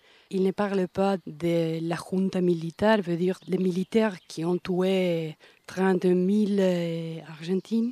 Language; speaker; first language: French; non-native, fluent; Spanish